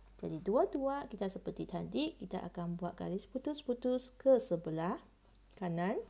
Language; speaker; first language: Malay; non-native, local second language; Chinese